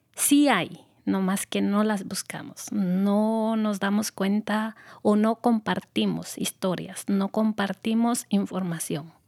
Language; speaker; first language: Spanish; native; Spanish